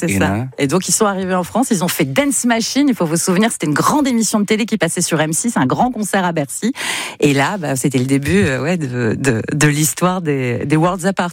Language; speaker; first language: French; native; French